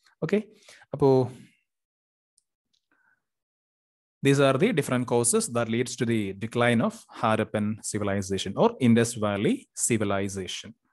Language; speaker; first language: English; non-native, local second language; Malayalam